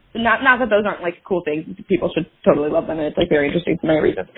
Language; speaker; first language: English; native; English